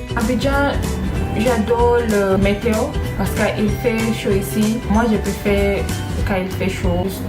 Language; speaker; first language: French; non-native, learner; Swahili